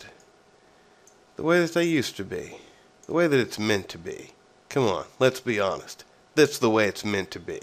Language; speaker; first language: English; native; English